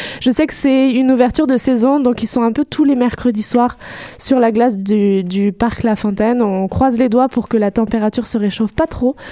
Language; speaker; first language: French; native; French